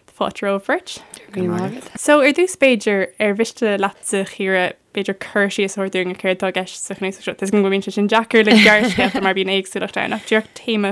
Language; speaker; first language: Irish; native; Irish